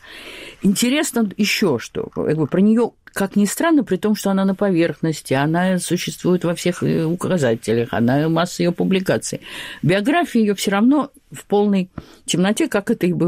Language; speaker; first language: Russian; native; Russian